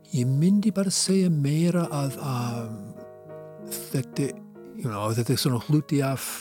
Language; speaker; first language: Icelandic; non-native, fluent; English